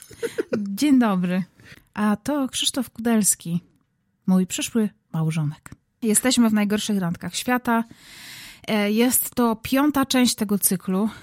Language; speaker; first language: Polish; native; Polish